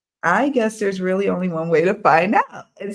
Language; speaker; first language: English; native; English